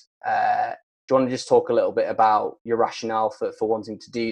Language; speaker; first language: English; native; English